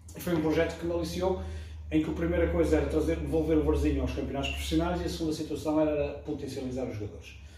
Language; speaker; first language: Portuguese; early bilingual, other home language; French